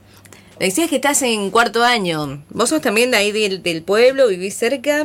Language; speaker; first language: Spanish; native; Spanish